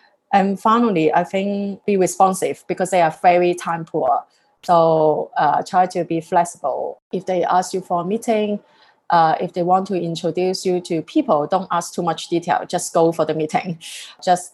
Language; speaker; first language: English; non-native, local second language; Cantonese